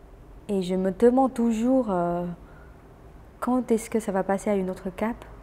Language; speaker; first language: French; non-native, fluent; Chinese